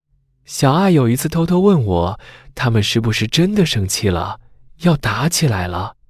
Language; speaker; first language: Chinese; native; Chinese